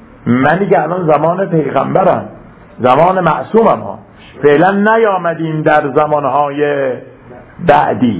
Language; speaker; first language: Persian; native; Persian